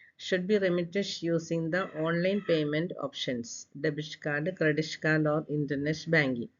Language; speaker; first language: English; non-native, local second language; Malayalam